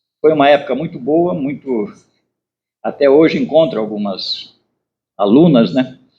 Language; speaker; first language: Portuguese; native; Portuguese